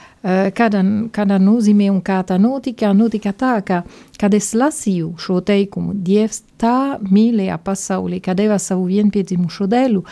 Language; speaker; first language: Latvian; non-native, fluent; Italian